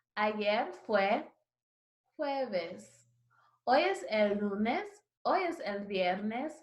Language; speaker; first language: Spanish; non-native, learner; English